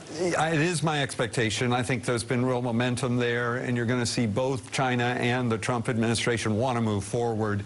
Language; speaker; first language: English; native; English